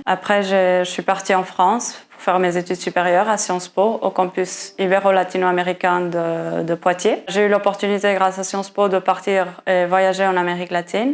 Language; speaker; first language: French; non-native, fluent; Portuguese